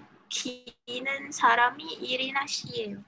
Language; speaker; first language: Korean; non-native, learner; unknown